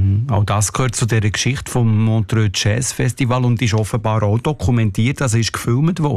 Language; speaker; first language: German; native; German